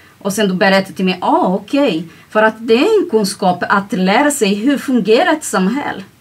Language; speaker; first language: Swedish; non-native, fluent; Portuguese